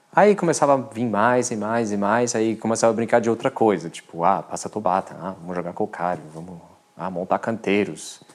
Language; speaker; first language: Portuguese; non-native, fluent; French